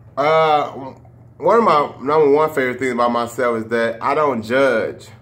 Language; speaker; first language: English; native; English